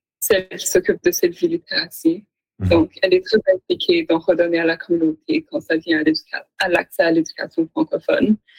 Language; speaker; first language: French; native; French